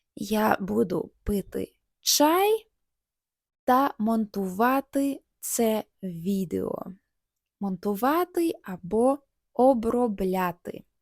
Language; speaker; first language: Ukrainian; native; Ukrainian